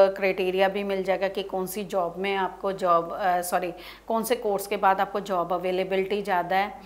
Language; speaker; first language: Hindi; non-native, local second language; Punjabi